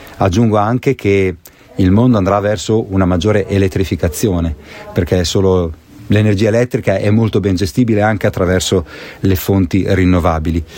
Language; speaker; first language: Italian; native; Italian